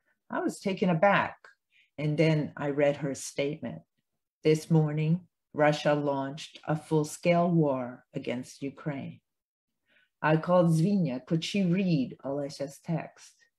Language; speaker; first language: English; early bilingual, other home language; Ukrainian